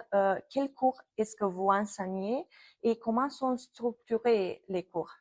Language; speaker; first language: French; non-native, fluent; Romanian